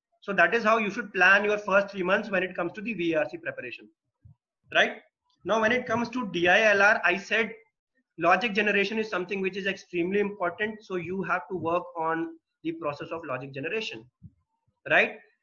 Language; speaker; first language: English; non-native, local second language; Hindi